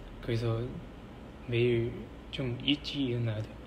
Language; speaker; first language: Korean; non-native, learner; Chinese